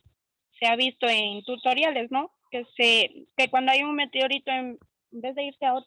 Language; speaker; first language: Spanish; native; Spanish